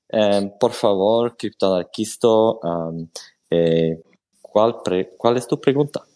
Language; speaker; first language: Spanish; non-native, fluent; Swedish